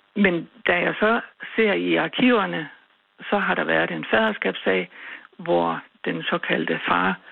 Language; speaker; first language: Danish; native; Danish